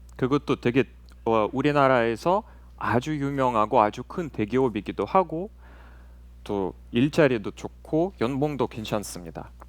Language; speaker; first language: Korean; non-native, fluent; Russian